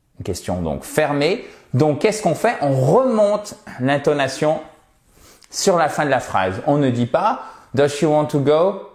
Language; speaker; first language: French; native; French